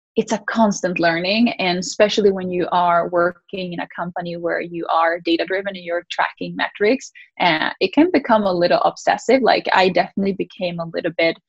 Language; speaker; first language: English; early bilingual, other home language; Spanish